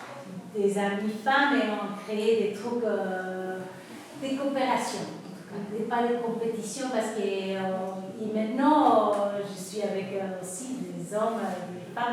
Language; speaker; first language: French; non-native, fluent; Spanish